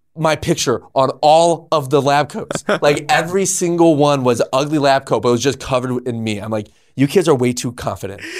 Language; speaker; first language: English; early bilingual, other home language; Polish